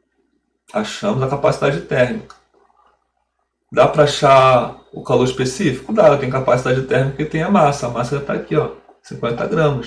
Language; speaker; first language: Portuguese; native; Portuguese